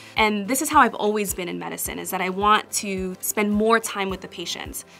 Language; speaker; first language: English; native; English